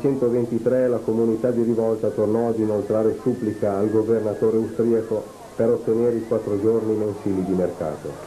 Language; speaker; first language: Italian; native; Italian